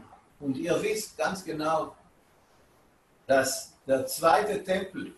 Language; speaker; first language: German; non-native, fluent; Hebrew